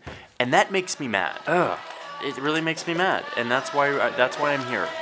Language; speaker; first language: English; native; English